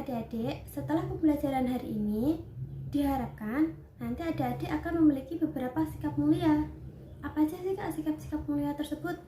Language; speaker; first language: Indonesian; native; Indonesian